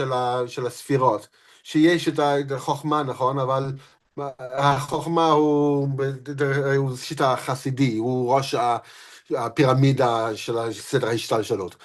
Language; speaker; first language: Hebrew; non-native, fluent; English